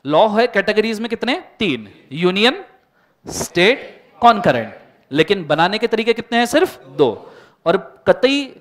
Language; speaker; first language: Hindi; non-native, local second language; Marathi